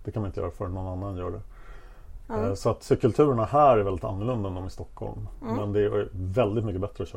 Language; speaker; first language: Swedish; native; Swedish